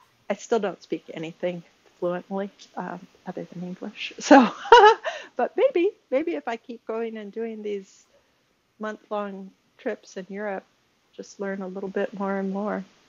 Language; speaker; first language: English; native; English